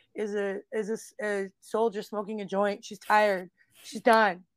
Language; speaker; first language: English; native; English